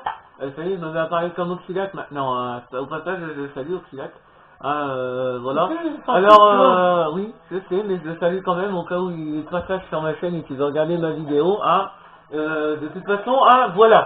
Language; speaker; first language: French; native; French